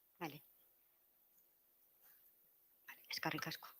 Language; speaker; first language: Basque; non-native, local second language; Spanish